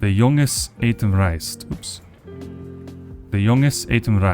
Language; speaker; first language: Dutch; non-native, learner; English